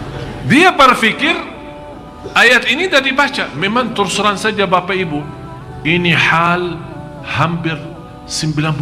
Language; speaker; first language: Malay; non-native, fluent; Arabic